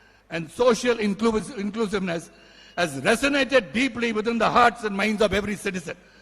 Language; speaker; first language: English; non-native, local second language; Tamil